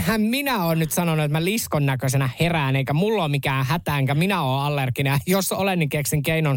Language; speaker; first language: Finnish; native; Finnish